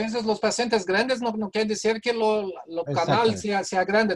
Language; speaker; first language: Spanish; non-native, fluent; Portuguese